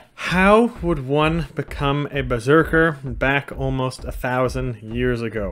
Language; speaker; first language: English; non-native, fluent; Swedish